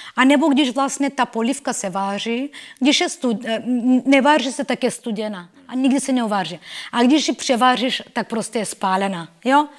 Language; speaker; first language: Czech; non-native, fluent; Bulgarian